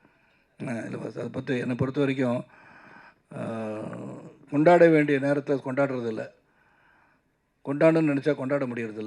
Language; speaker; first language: Tamil; native; Tamil